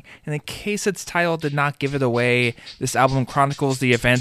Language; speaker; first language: English; native; English